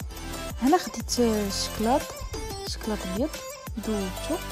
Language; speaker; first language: Arabic; native; Arabic